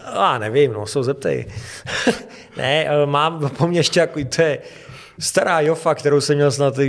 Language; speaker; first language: Czech; native; Czech